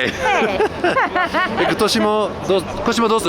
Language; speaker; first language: Japanese; non-native, fluent; English